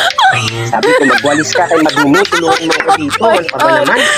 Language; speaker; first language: Filipino; non-native, local second language; Waray